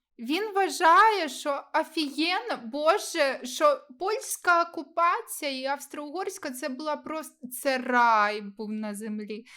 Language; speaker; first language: Ukrainian; non-native, local second language; Russian